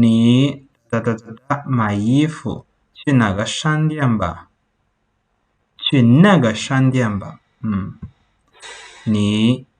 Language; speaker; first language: Chinese; non-native, fluent; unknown